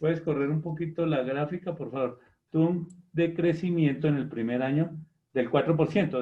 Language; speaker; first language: Spanish; native; Spanish